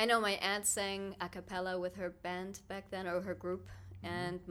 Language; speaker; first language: English; non-native, fluent; German